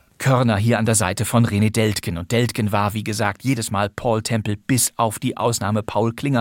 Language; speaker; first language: German; native; German